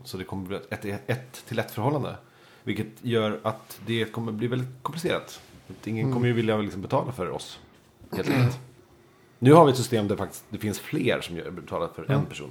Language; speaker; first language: Swedish; native; Swedish